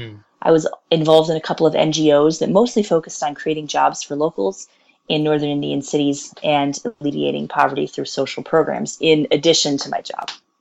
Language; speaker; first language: English; native; English